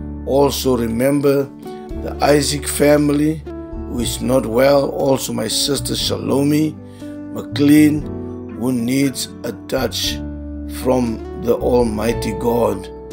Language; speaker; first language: English; non-native, local second language; Afrikaans